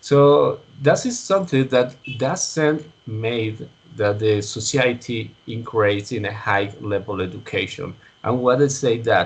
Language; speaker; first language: English; non-native, learner; Spanish